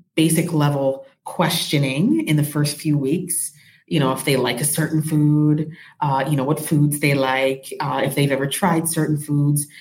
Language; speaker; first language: English; native; English